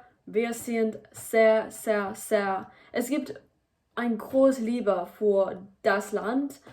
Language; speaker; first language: German; non-native, learner; Spanish